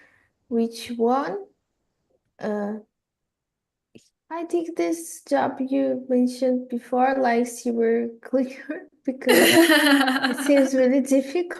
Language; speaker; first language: English; non-native, fluent; Portuguese